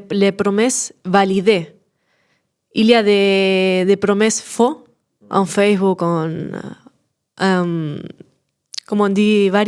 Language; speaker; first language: French; non-native, learner; Spanish